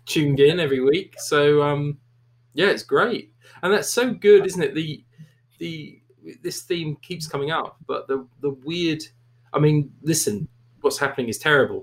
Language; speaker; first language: English; native; English